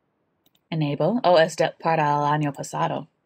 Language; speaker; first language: Spanish; non-native, learner; English